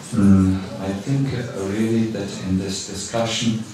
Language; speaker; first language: English; non-native, fluent; German